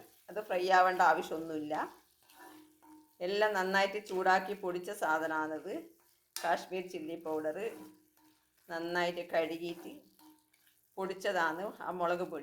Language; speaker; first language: Malayalam; native; Malayalam